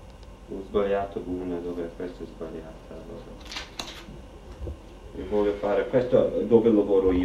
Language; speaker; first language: Italian; non-native, learner; English